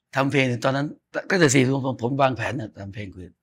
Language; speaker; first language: Thai; native; Thai